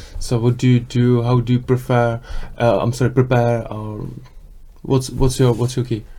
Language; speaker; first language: English; non-native, learner; Czech